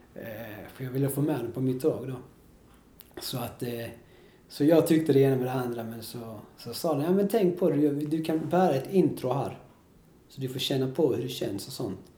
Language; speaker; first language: Swedish; early bilingual, other home language; Spanish